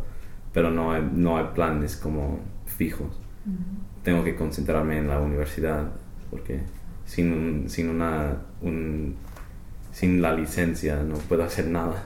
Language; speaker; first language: Spanish; non-native, fluent; English